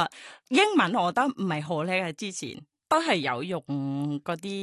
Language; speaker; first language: Cantonese; non-native, learner; Thai